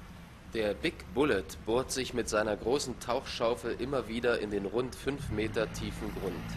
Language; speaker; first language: German; native; German